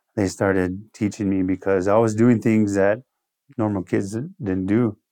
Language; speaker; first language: English; early bilingual, other home language; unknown